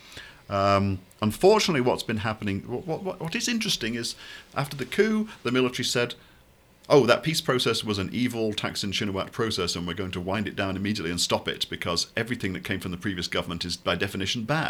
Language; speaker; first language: English; native; English